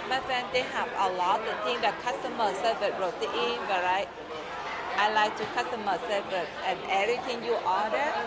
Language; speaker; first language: English; non-native, learner; Vietnamese